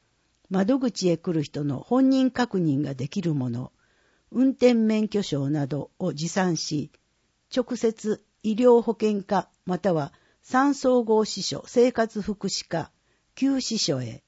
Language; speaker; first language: Japanese; native; Japanese